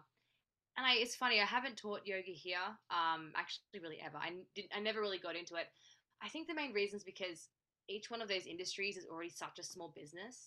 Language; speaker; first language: English; native; English